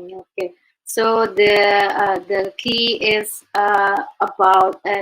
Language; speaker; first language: English; non-native, learner; Indonesian